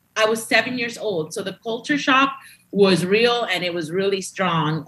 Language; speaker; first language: English; early bilingual, other home language; Spanish